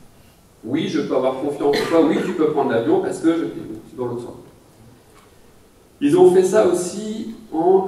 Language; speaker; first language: French; native; French